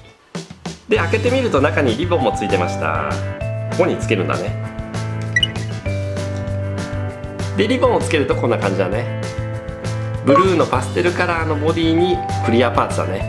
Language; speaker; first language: Japanese; native; Japanese